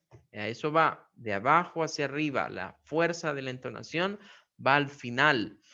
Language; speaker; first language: Spanish; native; Spanish